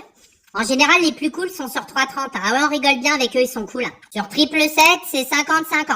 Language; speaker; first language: French; native; French